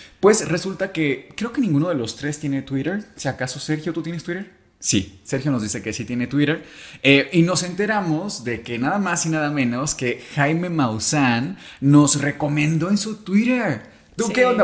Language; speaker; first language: Spanish; native; Spanish